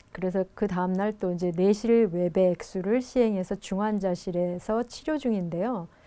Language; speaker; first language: Korean; native; Korean